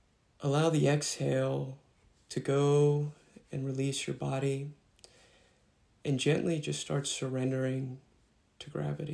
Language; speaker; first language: English; native; English